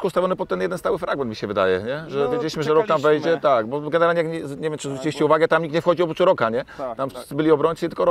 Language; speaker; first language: Polish; native; Polish